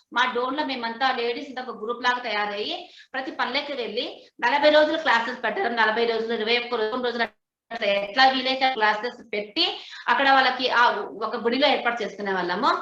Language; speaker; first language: Telugu; non-native, local second language; Hindi